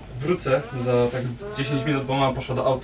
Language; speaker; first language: Polish; native; Polish